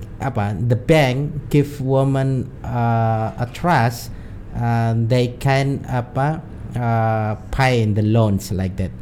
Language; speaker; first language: English; non-native, learner; Indonesian